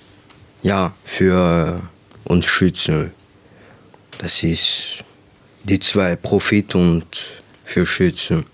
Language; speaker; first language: German; non-native, local second language; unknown